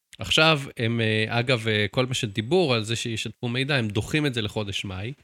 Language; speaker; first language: Hebrew; native; Hebrew